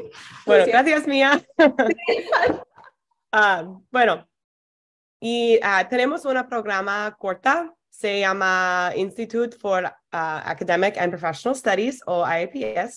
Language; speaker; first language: Spanish; non-native, fluent; English